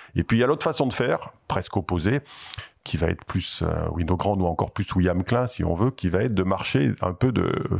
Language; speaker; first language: French; native; French